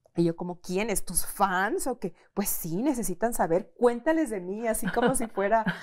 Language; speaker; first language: Spanish; native; Spanish